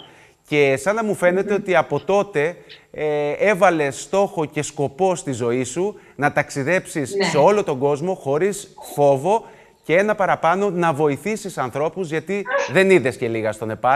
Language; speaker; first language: Greek; native; Greek